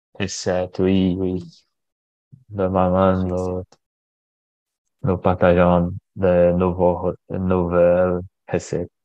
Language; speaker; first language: French; non-native, learner; Portuguese